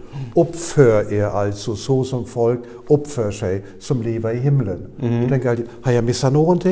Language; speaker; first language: Swedish; non-native, fluent; German